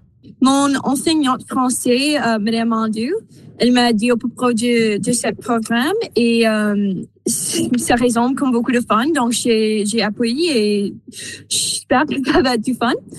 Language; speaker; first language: French; non-native, local second language; English